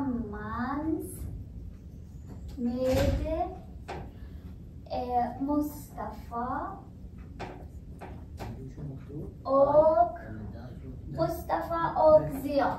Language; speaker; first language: Swedish; non-native, fluent; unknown